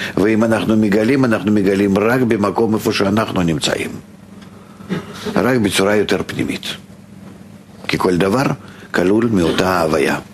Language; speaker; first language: Hebrew; non-native, fluent; Russian